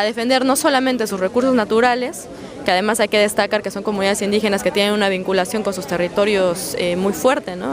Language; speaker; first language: Spanish; native; Spanish